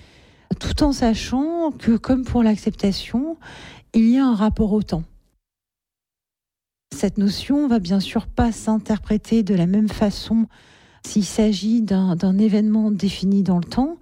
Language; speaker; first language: French; native; French